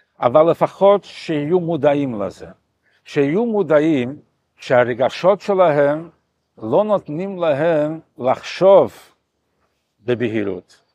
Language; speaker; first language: Hebrew; non-native, fluent; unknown